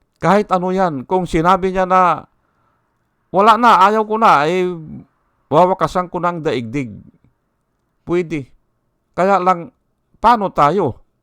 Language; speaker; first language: Filipino; native; Filipino